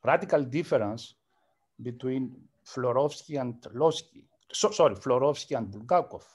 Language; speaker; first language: English; non-native, fluent; Greek